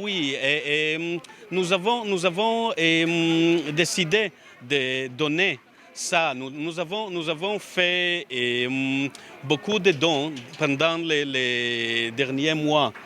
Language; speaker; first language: French; non-native, learner; Hebrew